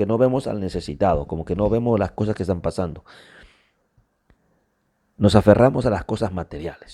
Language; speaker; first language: Spanish; native; Spanish